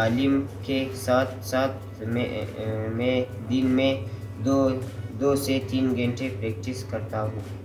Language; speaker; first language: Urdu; non-native, local second language; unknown